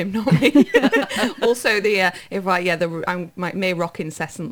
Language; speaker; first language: English; native; English